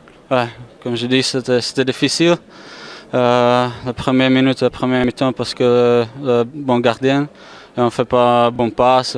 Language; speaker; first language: French; non-native, learner; Czech